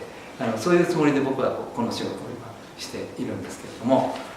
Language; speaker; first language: Japanese; native; Japanese